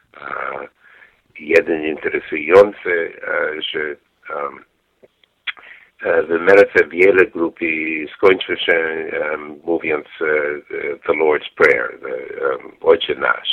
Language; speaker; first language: Polish; non-native, learner; English